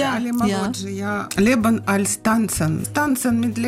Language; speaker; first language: German; non-native, learner; Russian